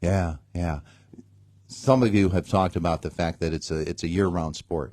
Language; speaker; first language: English; native; English